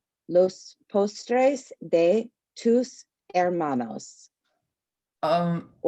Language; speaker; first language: Spanish; non-native, learner; English